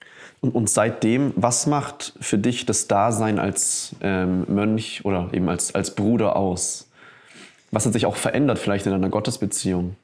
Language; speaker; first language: German; native; German